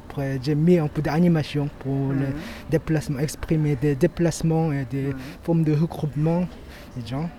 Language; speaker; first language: French; non-native, learner; Korean